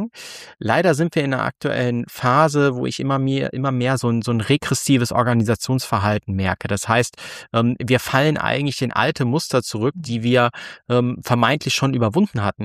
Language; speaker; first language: German; native; German